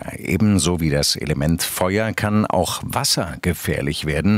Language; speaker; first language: German; native; German